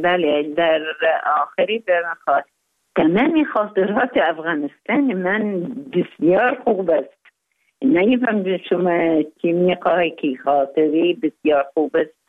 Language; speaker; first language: Persian; non-native, fluent; Arabic